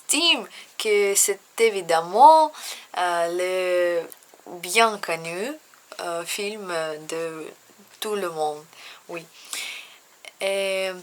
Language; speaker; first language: French; non-native, learner; Russian